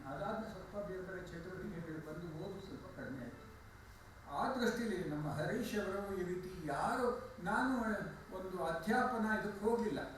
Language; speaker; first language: Kannada; non-native, local second language; Telugu